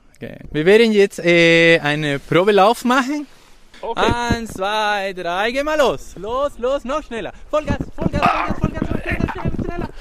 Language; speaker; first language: German; non-native, learner; Spanish